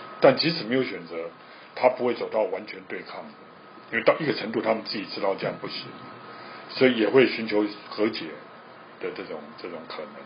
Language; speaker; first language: Chinese; native; Chinese